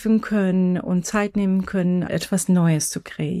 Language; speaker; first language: German; non-native, fluent; Persian